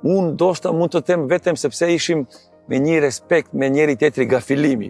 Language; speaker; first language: Albanian; non-native, learner; Serbian